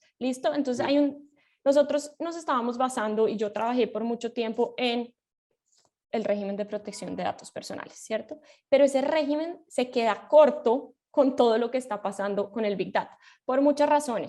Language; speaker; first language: Spanish; native; Spanish